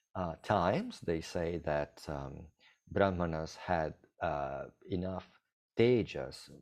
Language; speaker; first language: English; non-native, fluent; Italian